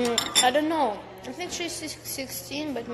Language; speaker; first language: English; non-native, learner; Russian